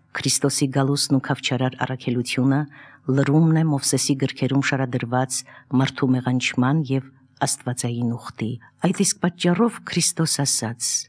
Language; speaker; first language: Armenian; native; Armenian